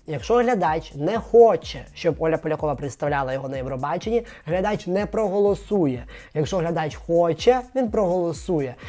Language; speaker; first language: Ukrainian; native; Ukrainian